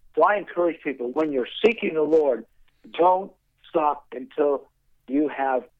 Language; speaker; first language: English; native; English